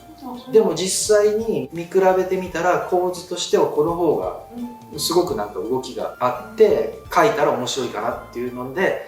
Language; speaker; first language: Japanese; native; Japanese